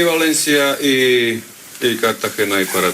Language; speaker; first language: Spanish; non-native, learner; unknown